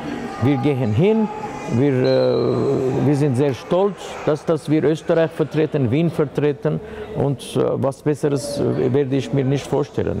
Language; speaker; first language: German; non-native, fluent; Armenian